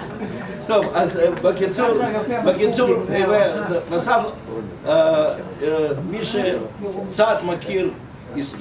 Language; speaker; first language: Hebrew; non-native, fluent; Russian